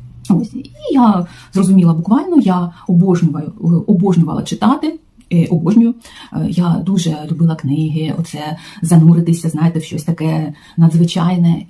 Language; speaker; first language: Ukrainian; non-native, local second language; Russian